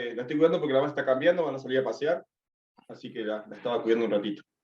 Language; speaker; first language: Spanish; native; Spanish